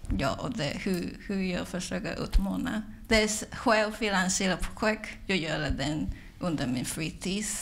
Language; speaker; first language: Swedish; non-native, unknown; Cantonese